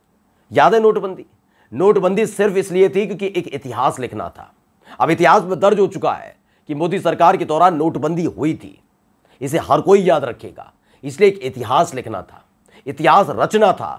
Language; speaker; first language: Hindi; native; Hindi